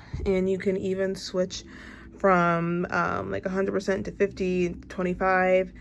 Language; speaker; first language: English; native; English